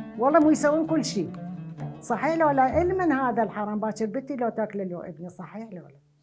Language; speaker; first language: Arabic; non-native, local second language; Southern Kurdish